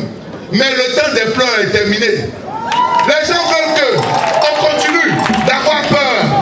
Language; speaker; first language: French; native; French